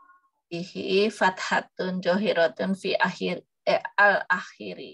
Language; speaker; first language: Arabic; non-native, learner; Indonesian